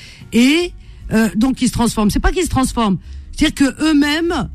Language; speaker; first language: French; native; French